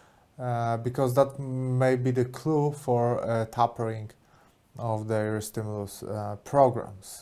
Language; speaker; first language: English; non-native, fluent; Polish